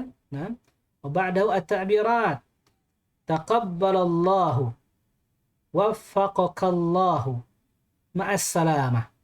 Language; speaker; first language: Arabic; non-native, fluent; Indonesian